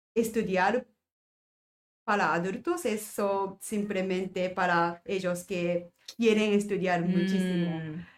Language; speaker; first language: Spanish; non-native, learner; Japanese